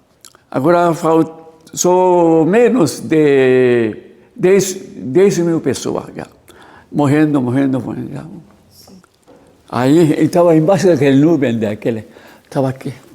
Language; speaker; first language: Portuguese; non-native, learner; Japanese